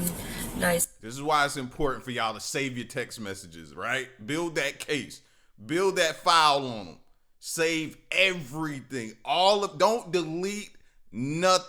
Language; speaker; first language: English; native; English